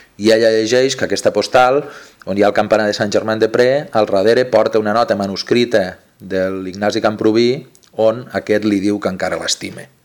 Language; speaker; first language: Catalan; native; Catalan